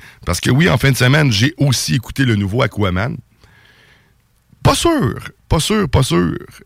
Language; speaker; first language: French; native; French